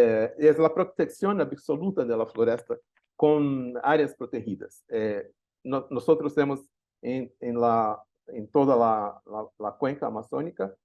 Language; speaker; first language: Spanish; non-native, learner; Portuguese